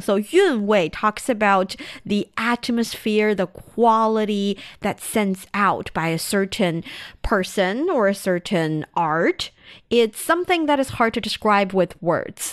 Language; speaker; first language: English; non-native, fluent; Chinese